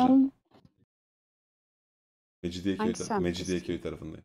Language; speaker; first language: Turkish; early bilingual, heritage; Turkish